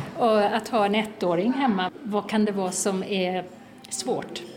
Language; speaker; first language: Swedish; native; Swedish